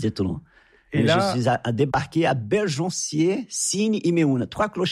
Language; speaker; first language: French; non-native, fluent; Portuguese